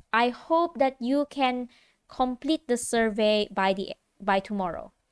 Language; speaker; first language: English; non-native, local second language; Malay